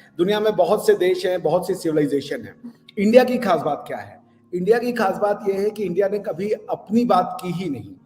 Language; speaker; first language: Hindi; native; Hindi